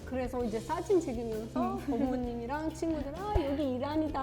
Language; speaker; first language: Korean; non-native, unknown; Persian